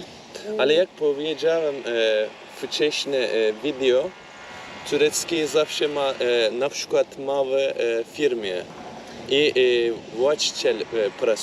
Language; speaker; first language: Polish; non-native, learner; Turkish